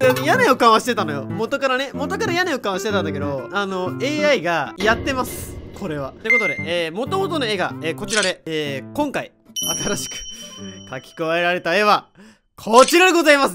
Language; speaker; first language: Japanese; native; Japanese